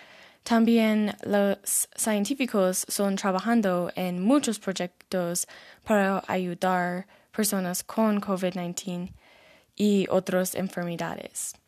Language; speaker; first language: Spanish; non-native, learner; English